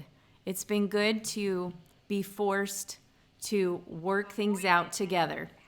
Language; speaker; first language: English; native; English